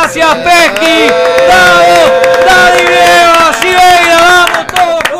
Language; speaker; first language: Spanish; native; Spanish